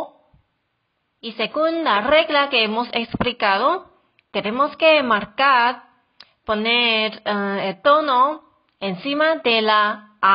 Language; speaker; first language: Spanish; non-native, fluent; Chinese